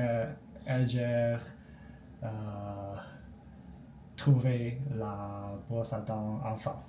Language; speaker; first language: French; non-native, learner; Chinese